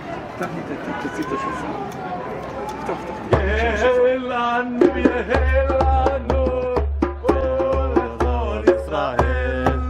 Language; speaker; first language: Hebrew; non-native, fluent; Amharic